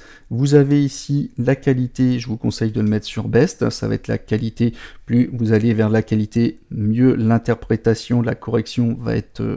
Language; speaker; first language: French; native; French